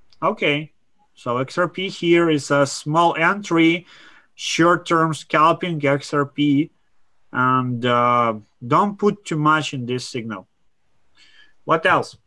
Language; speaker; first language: English; non-native, fluent; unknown